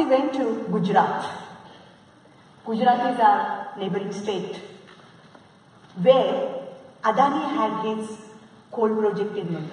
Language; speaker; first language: English; non-native, local second language; Marathi